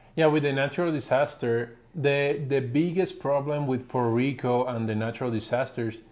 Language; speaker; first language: English; non-native, fluent; Spanish